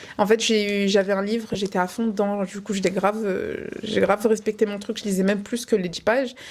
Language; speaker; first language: French; native; French